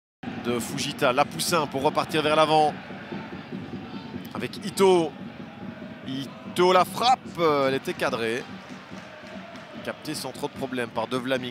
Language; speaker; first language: French; native; French